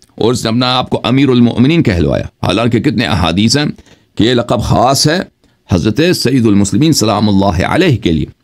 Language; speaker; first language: Urdu; non-native, fluent; Persian